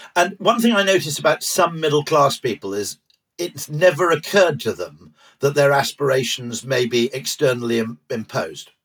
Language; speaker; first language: English; native; English